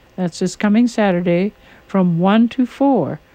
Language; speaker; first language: English; native; English